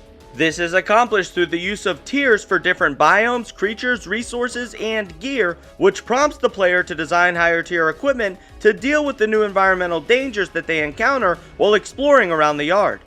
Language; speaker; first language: English; native; English